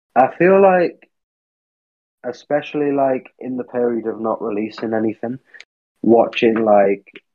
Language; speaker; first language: English; native; English